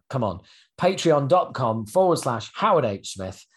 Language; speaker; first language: English; native; English